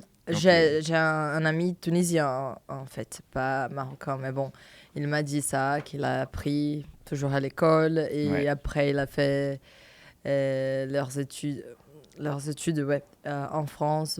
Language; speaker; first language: French; non-native, learner; Portuguese